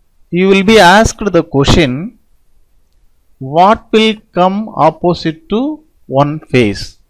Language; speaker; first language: English; non-native, local second language; Tamil